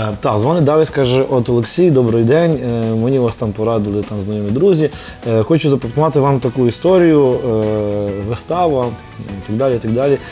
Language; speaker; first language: Ukrainian; native; Ukrainian